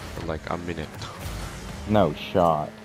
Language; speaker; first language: English; native; English